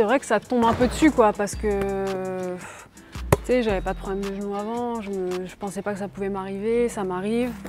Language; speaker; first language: French; native; French